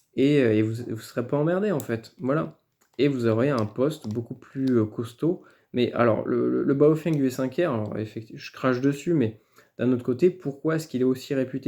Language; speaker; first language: French; native; French